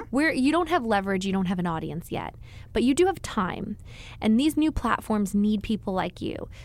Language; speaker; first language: English; native; English